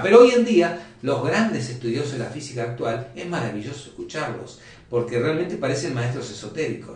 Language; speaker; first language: Spanish; native; Spanish